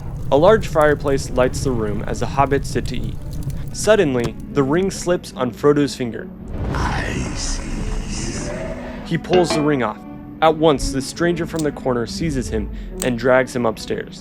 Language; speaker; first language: English; native; English